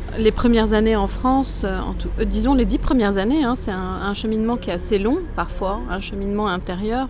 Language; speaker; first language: French; non-native, local second language; Arabic